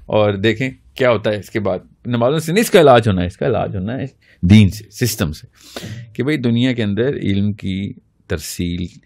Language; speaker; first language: Urdu; native; Urdu